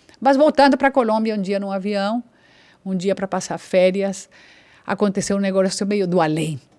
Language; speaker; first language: Portuguese; non-native, fluent; Spanish